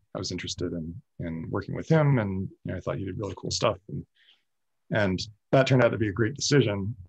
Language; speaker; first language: English; native; English